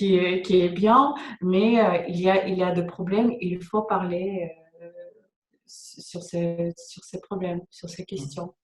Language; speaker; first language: French; non-native, fluent; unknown